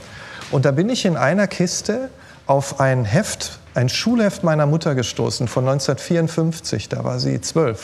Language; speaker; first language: German; native; German